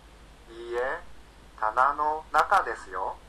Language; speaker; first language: Japanese; non-native, learner; Indonesian